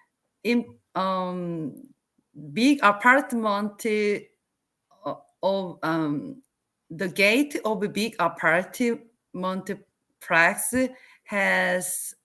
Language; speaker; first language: English; non-native, learner; Korean